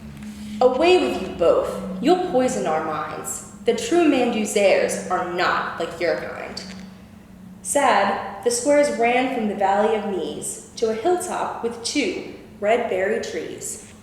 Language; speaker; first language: English; native; English